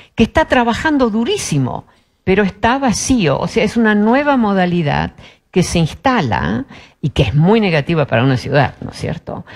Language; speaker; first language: Spanish; early bilingual, other home language; Dutch